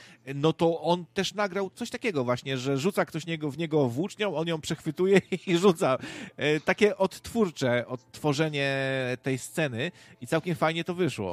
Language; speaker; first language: Polish; native; Polish